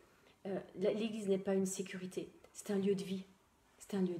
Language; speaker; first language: French; native; French